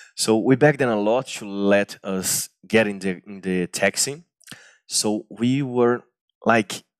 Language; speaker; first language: English; non-native, fluent; Portuguese